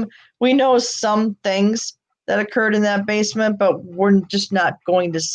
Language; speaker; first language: English; native; English